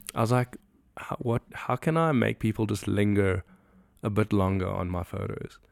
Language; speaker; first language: English; native; English